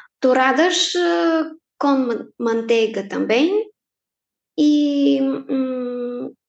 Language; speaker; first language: Portuguese; non-native, fluent; Bulgarian